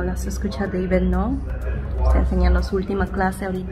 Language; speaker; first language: Spanish; native; Spanish